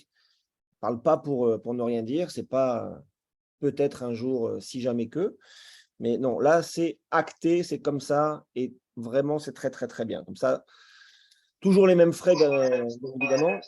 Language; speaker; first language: French; native; French